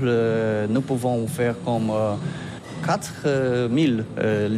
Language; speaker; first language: French; non-native, learner; Polish